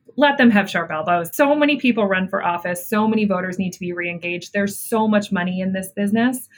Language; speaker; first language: English; native; English